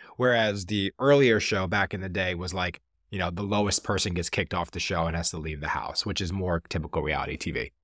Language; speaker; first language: English; native; English